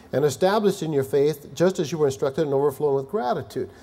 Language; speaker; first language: English; native; English